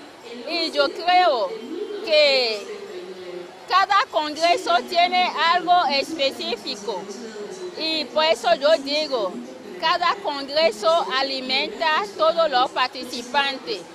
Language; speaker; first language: Spanish; non-native, fluent; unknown